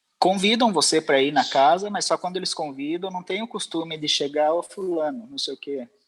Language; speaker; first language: Portuguese; native; Portuguese